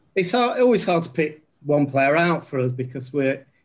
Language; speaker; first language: English; native; English